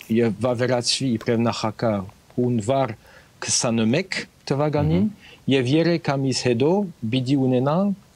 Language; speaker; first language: Armenian; early bilingual, heritage; Armenian